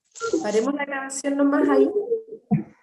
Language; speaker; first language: Spanish; native; Spanish